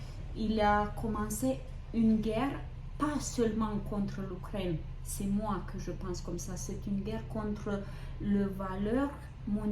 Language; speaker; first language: French; non-native, fluent; Ukrainian